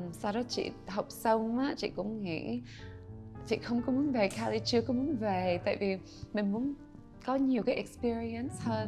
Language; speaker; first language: Vietnamese; early bilingual, other home language; English